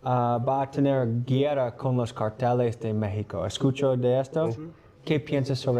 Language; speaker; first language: Spanish; non-native, learner; English